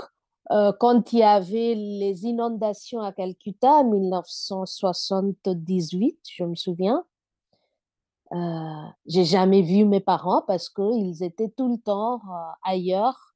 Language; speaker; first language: French; non-native, fluent; Bangla